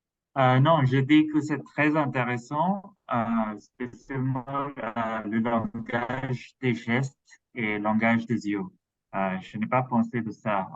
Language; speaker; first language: French; non-native, learner; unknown